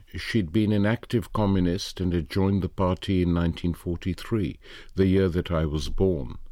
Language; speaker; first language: English; non-native, local second language; Punjabi